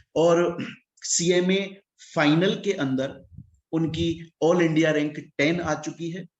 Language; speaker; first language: Hindi; native; Hindi